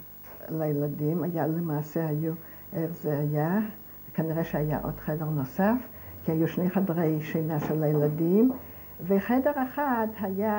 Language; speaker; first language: Hebrew; non-native, fluent; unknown